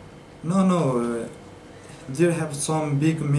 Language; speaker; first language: English; non-native, learner; Nepali